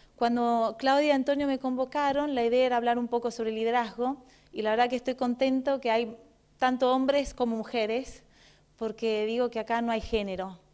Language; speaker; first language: Spanish; non-native, fluent; Portuguese